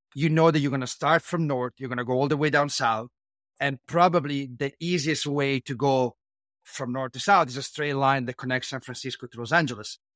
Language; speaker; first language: English; non-native, fluent; Italian